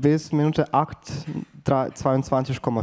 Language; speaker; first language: German; non-native, fluent; Ukrainian